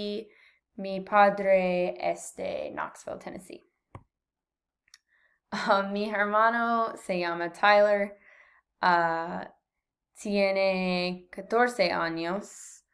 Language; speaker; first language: Spanish; non-native, learner; English